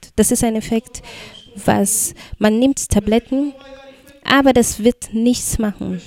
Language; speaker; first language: German; non-native, fluent; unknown